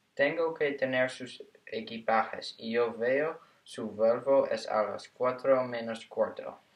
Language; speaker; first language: Spanish; non-native, learner; English